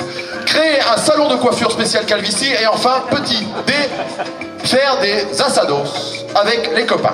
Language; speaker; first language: French; native; French